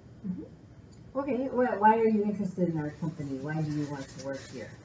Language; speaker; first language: English; native; English